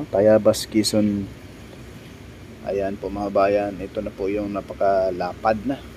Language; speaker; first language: Filipino; native; Filipino